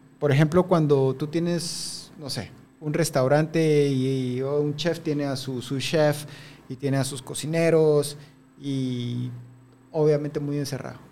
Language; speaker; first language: Spanish; native; Spanish